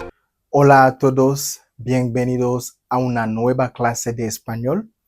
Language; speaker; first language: Spanish; non-native, fluent; Haitian Creole